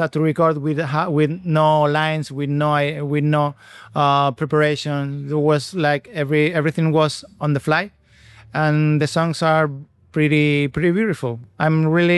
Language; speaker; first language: English; non-native, fluent; Spanish